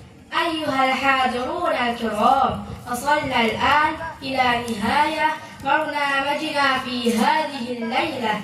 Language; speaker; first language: Arabic; non-native, learner; Indonesian